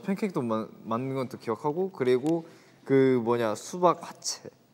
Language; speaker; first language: Korean; non-native, fluent; English